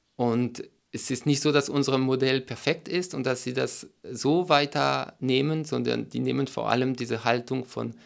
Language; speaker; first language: German; non-native, fluent; French